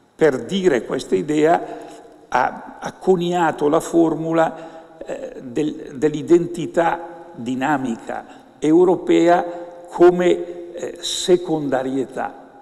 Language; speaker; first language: Italian; native; Italian